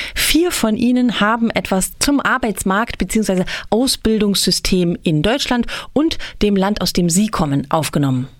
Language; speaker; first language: German; native; German